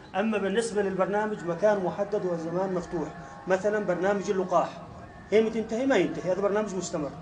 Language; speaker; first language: Arabic; native; Arabic